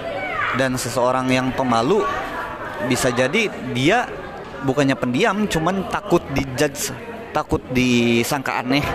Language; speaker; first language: Indonesian; native; Indonesian